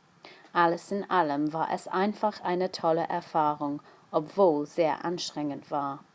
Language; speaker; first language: German; non-native, fluent; English